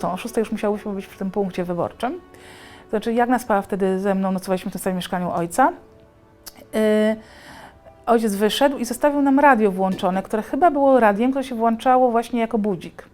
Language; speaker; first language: Polish; native; Polish